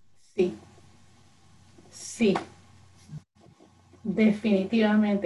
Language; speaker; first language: Spanish; early bilingual, other home language; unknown